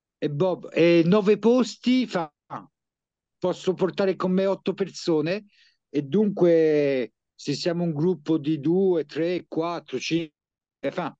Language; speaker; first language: Italian; early bilingual, heritage; French